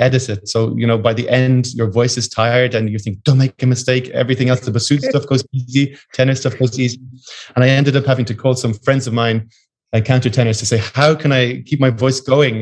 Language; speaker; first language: English; native; English